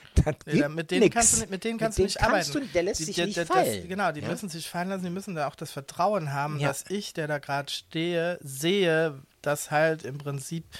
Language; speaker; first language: German; native; German